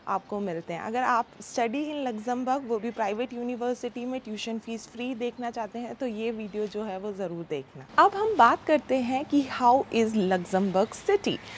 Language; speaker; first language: Hindi; native; Hindi